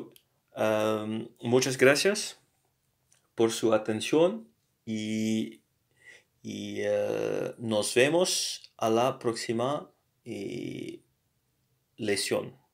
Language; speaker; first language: Spanish; non-native, learner; English